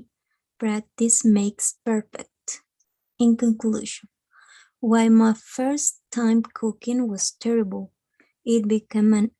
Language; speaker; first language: English; non-native, learner; Spanish